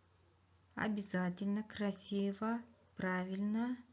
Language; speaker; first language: Russian; non-native, local second language; Kyrgyz